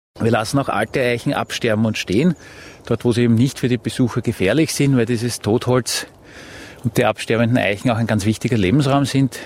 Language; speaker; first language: German; native; German